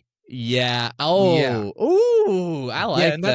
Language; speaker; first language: English; native; English